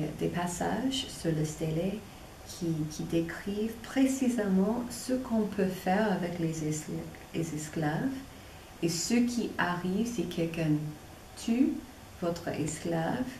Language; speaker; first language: French; non-native, fluent; English